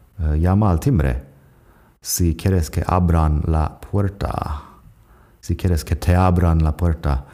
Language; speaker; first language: Spanish; non-native, fluent; English